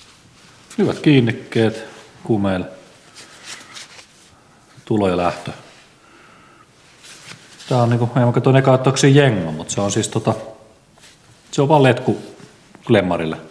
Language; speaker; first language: Finnish; native; Finnish